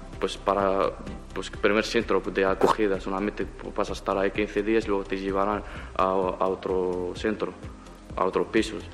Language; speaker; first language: Spanish; non-native, fluent; Arabic